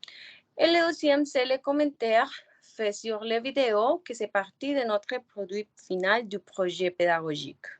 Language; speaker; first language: French; non-native, learner; Spanish